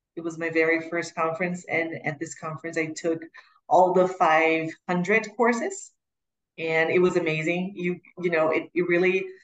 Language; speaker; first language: English; non-native, fluent; Portuguese